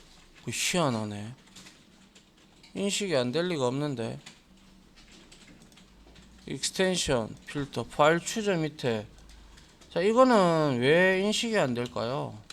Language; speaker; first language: Korean; native; Korean